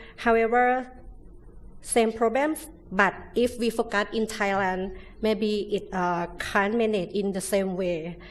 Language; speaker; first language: English; non-native, learner; Thai